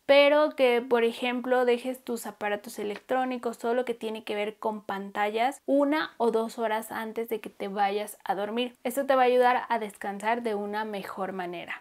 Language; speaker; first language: Spanish; native; Spanish